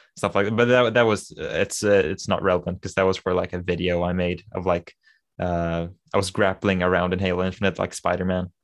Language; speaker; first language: English; non-native, fluent; Swedish